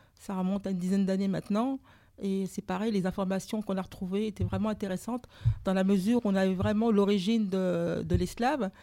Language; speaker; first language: French; native; French